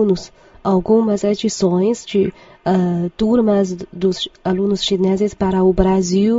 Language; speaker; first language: Portuguese; non-native, fluent; Chinese